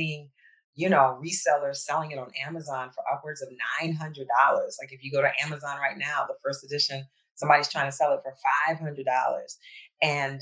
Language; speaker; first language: English; native; English